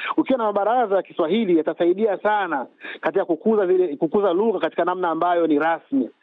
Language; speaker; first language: Swahili; native; Swahili